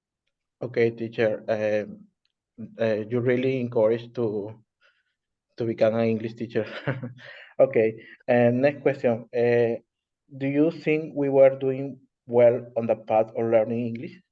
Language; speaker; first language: English; non-native, learner; Spanish